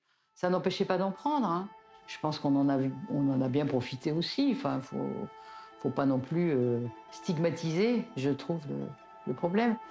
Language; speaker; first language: French; native; French